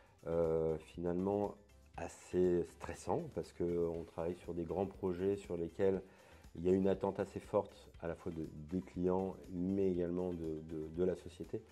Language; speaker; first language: French; native; French